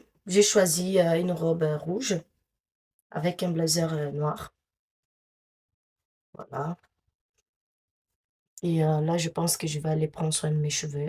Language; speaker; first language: French; non-native, fluent; Portuguese